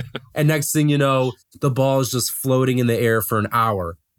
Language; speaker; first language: English; native; English